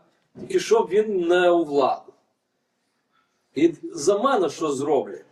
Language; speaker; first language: Ukrainian; non-native, fluent; Lithuanian